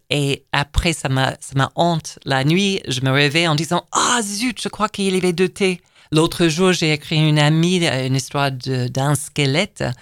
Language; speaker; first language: French; non-native, fluent; English